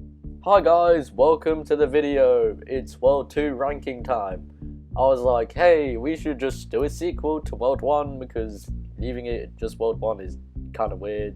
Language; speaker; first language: English; native; English